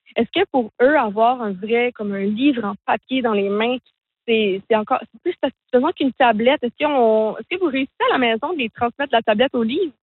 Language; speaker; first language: French; native; French